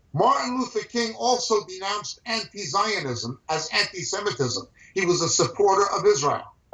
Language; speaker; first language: English; native; English